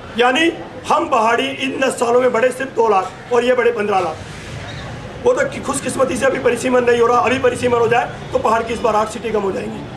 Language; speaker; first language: Hindi; non-native, local second language; Garhwali